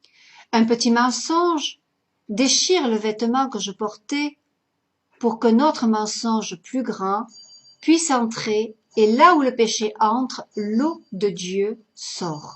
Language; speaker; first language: French; native; French